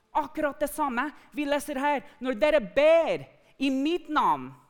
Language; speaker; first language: Norwegian; non-native, fluent; English